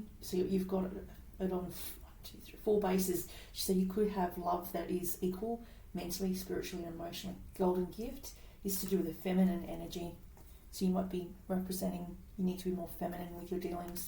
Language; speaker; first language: English; native; English